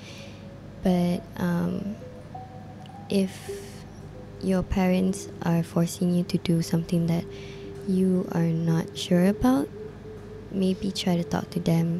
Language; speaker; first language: English; non-native, local second language; Malay